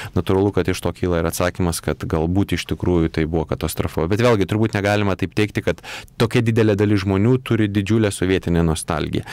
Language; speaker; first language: Lithuanian; native; Lithuanian